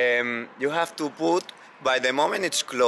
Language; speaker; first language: English; non-native, learner; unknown